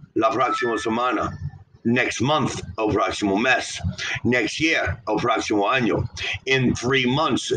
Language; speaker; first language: Spanish; non-native, learner; English